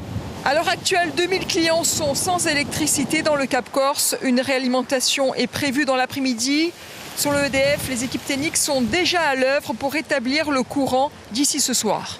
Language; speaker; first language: French; native; French